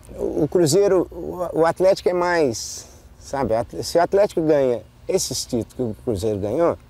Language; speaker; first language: Portuguese; native; Portuguese